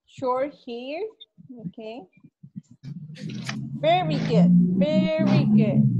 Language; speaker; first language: English; non-native, learner; Spanish